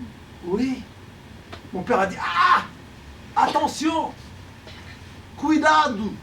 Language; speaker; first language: French; early bilingual, other home language; Arabic